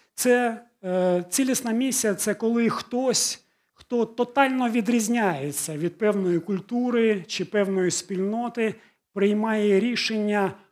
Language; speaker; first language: Ukrainian; non-native, local second language; Russian